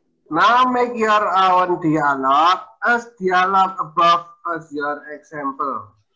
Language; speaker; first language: English; non-native, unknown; Indonesian